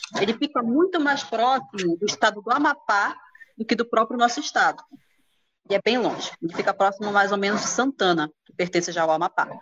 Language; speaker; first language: Portuguese; native; Portuguese